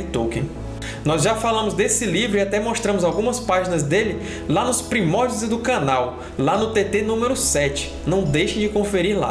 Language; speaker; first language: Portuguese; native; Portuguese